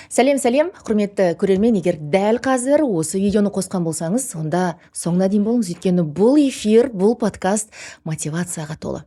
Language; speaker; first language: Kazakh; native; Kazakh